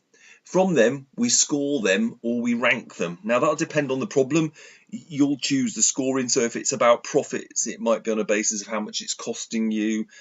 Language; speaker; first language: English; native; English